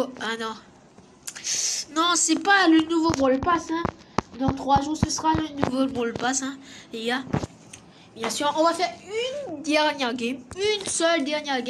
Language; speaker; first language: French; native; French